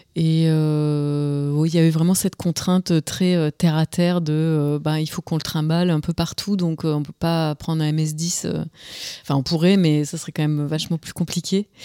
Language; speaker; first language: French; native; French